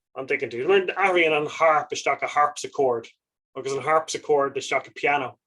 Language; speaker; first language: Irish; non-native, local second language; English